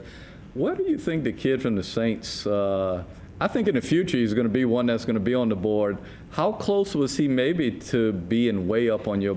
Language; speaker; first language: English; native; English